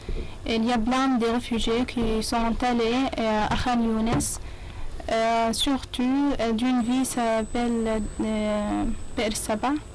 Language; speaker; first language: French; non-native, learner; Arabic